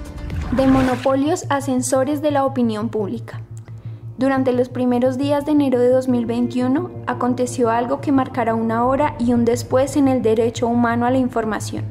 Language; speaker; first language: Spanish; native; Spanish